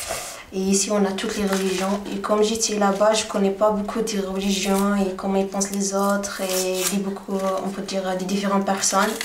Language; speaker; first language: French; non-native, learner; Arabic